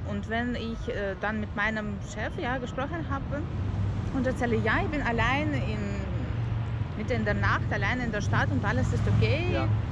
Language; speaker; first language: German; non-native, learner; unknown